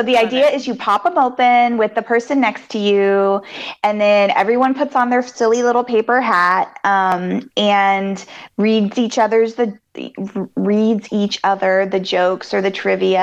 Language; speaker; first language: English; native; English